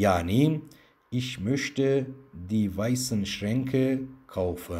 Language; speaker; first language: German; non-native, fluent; Turkish